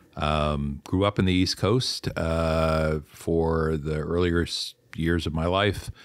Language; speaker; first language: English; native; English